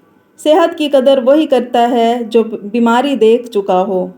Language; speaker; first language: Urdu; native; Urdu